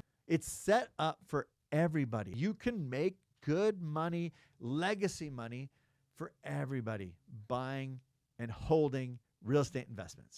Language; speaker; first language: English; native; English